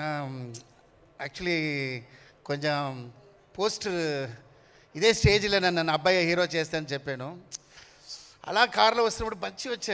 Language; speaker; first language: Telugu; non-native, learner; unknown